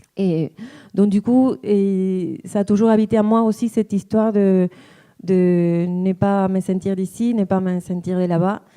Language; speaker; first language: French; non-native, fluent; Spanish